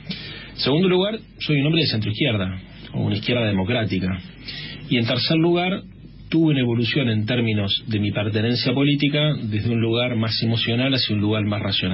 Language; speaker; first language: Spanish; native; Spanish